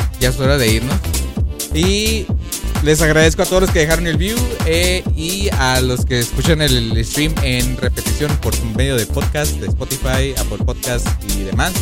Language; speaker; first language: Spanish; native; Spanish